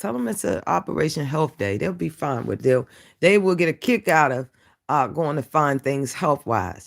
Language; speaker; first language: English; native; English